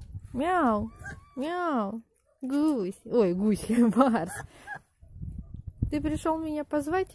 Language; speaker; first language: Russian; native; Russian